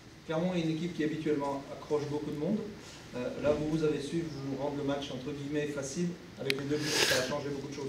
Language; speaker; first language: French; native; French